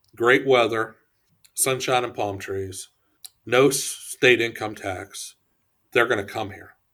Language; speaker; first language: English; native; English